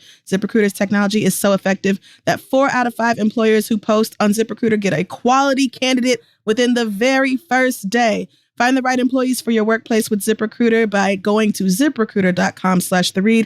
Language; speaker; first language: English; native; English